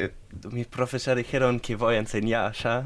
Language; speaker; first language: Spanish; non-native, fluent; German